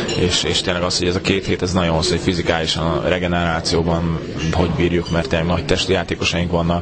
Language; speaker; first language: Hungarian; native; Hungarian